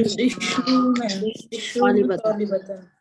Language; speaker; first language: Arabic; non-native, learner; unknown